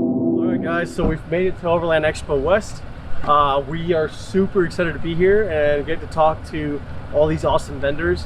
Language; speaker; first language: English; native; English